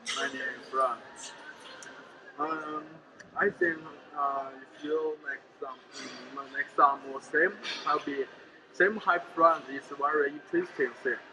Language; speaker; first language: English; non-native, learner; Chinese